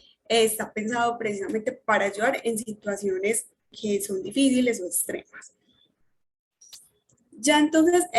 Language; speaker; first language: Spanish; native; Spanish